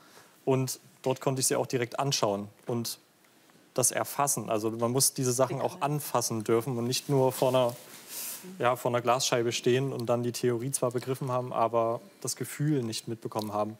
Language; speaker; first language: German; native; German